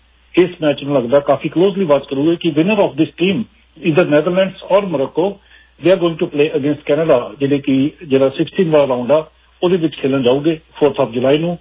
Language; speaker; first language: Hindi; non-native, local second language; Punjabi